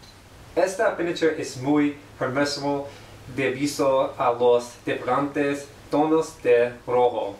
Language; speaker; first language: Spanish; non-native, learner; English